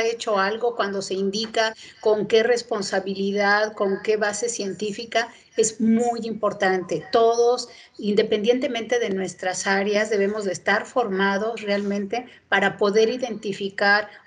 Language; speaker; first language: Spanish; native; Spanish